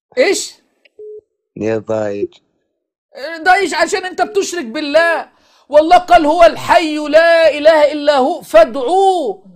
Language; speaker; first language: Arabic; native; Arabic